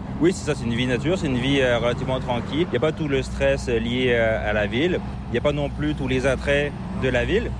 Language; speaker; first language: French; native; French